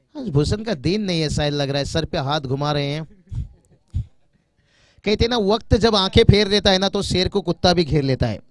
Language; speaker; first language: Hindi; non-native, local second language; Marathi